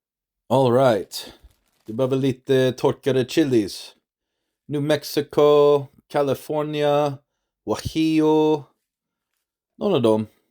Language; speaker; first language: Swedish; non-native, learner; English